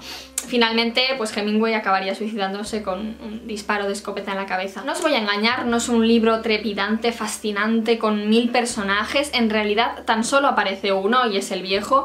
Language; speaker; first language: Spanish; native; Spanish